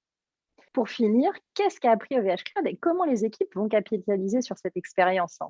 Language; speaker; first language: French; native; French